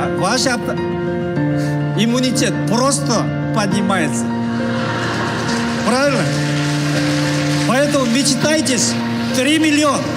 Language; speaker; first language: Russian; non-native, learner; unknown